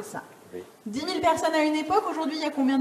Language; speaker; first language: French; native; French